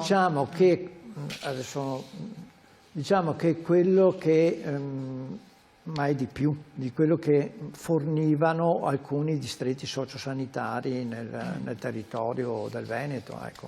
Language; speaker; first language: Italian; native; Italian